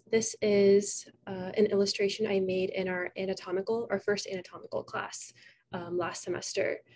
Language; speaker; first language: English; native; English